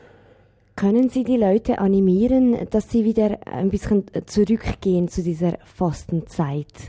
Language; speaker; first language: German; native; German